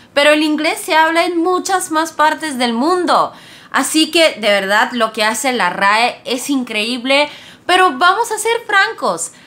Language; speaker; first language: Spanish; non-native, fluent; Bulgarian